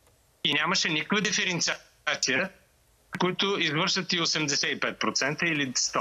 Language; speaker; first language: Bulgarian; native; Bulgarian